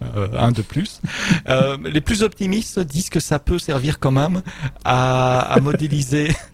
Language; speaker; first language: French; native; French